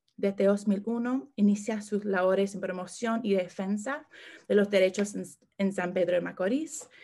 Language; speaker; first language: Spanish; non-native, fluent; English